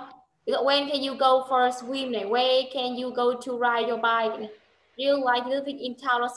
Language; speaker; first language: English; non-native, fluent; Vietnamese